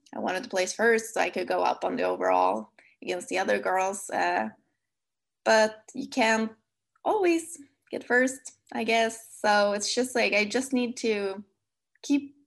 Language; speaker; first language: English; non-native, fluent; Swedish